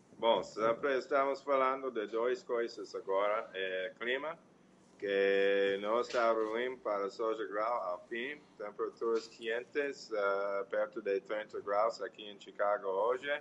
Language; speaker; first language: Portuguese; non-native, learner; English